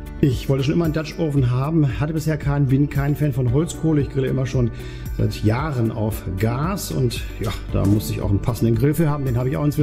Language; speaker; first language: German; native; German